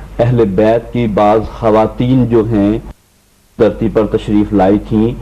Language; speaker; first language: Urdu; non-native, local second language; Punjabi